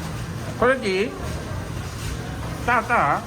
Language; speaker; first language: Japanese; native; Japanese